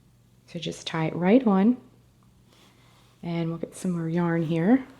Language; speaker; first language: English; native; English